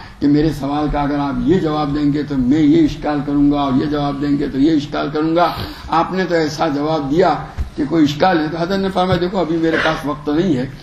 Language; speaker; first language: Urdu; non-native, local second language; Gujarati